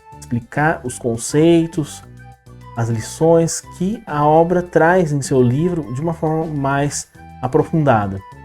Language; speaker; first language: Portuguese; native; Portuguese